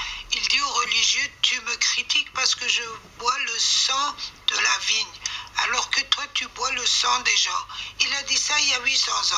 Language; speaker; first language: French; non-native, fluent; Persian